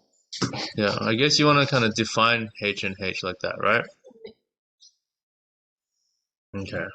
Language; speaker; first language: English; native; English